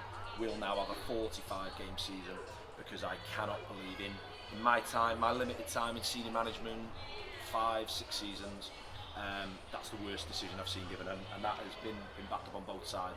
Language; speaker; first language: English; native; English